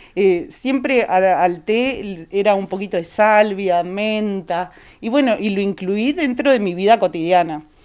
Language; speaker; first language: Spanish; native; Spanish